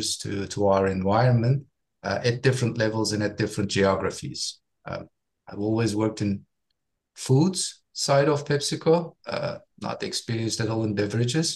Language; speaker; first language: English; non-native, fluent; Turkish